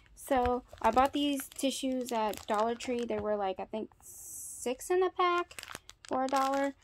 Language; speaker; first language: English; native; English